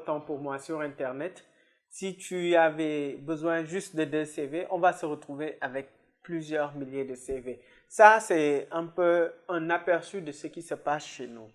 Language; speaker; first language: French; non-native, local second language; Wolof